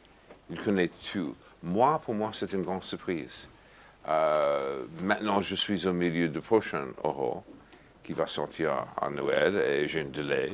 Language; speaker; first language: French; non-native, fluent; English